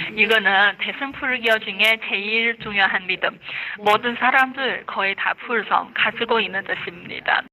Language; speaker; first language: Korean; non-native, fluent; Chinese